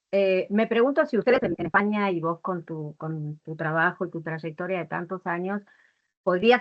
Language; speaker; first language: Spanish; native; Spanish